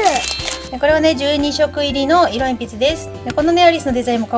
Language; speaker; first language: Japanese; native; Japanese